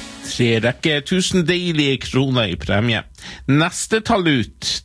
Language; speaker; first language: Norwegian; native; Norwegian